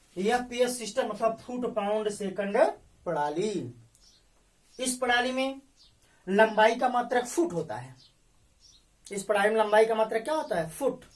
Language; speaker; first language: Hindi; native; Hindi